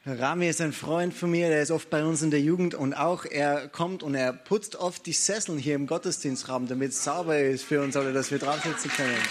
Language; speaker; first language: German; native; German